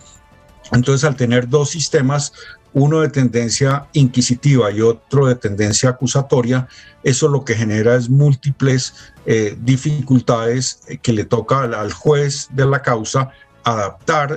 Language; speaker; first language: Spanish; native; Spanish